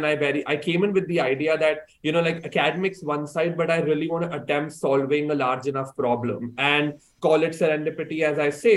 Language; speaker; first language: English; non-native, local second language; Hindi